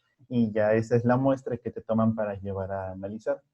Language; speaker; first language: Spanish; native; Spanish